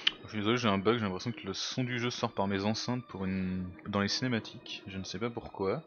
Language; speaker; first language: French; native; French